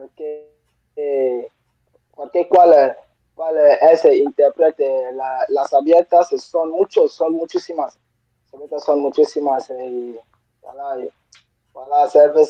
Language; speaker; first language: Spanish; non-native, learner; French